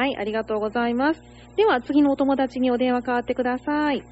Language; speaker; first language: Japanese; native; Japanese